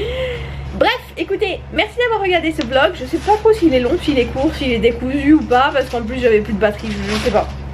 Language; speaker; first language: French; native; French